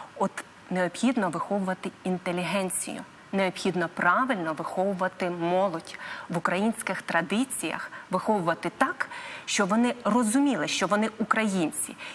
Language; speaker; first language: Ukrainian; native; Ukrainian